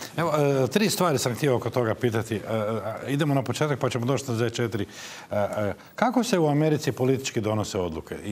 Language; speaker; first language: Croatian; native; Croatian